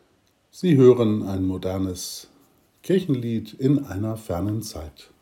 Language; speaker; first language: German; native; German